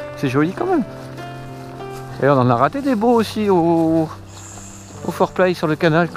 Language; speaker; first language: French; native; French